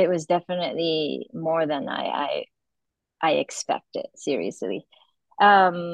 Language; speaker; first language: English; non-native, fluent; Japanese